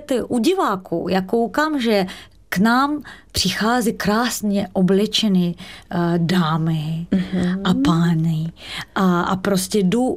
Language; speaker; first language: Czech; non-native, fluent; Russian